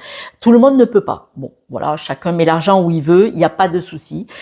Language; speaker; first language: French; native; French